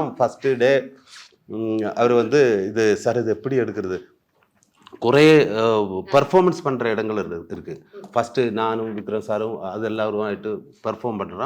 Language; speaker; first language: Tamil; non-native, learner; Malayalam